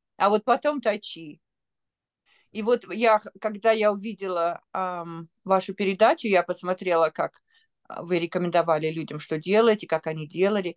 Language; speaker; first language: Russian; native; Russian